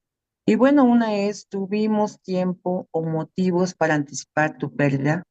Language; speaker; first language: Spanish; native; Spanish